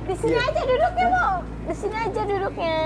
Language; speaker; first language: Indonesian; native; Indonesian